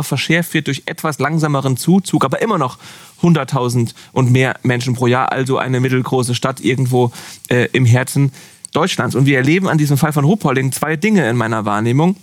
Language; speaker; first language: German; native; German